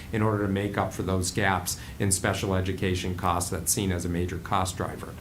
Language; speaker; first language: English; native; English